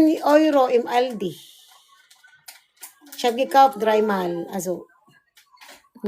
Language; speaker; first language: German; non-native, learner; Cebuano